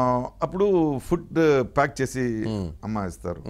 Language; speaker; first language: Telugu; non-native, learner; Tamil